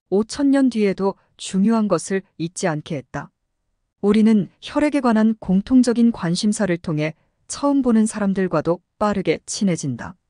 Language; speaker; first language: Korean; native; Korean